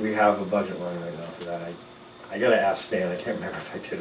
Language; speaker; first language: English; native; English